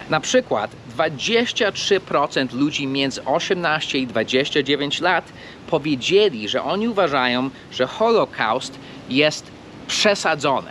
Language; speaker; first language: Polish; non-native, fluent; English